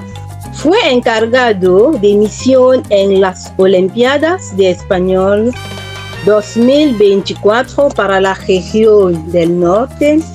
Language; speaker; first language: Spanish; non-native, fluent; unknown